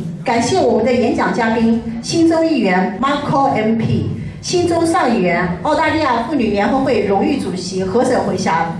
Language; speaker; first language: Chinese; native; Chinese